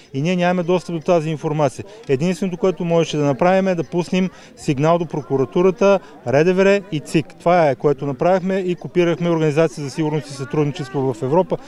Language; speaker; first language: Bulgarian; native; Bulgarian